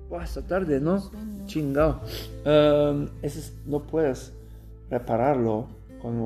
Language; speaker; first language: Spanish; non-native, learner; German